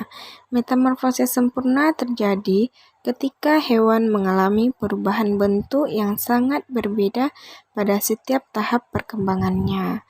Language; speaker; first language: Indonesian; native; Indonesian